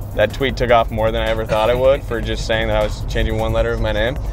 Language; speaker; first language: English; native; English